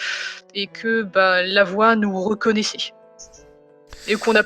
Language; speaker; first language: French; native; French